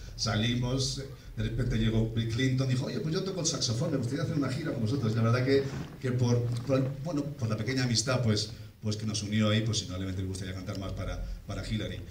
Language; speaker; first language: Spanish; early bilingual, heritage; Spanish